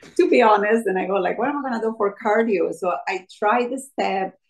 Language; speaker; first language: English; non-native, fluent; Spanish